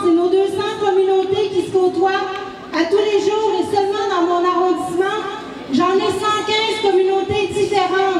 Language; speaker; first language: French; native; French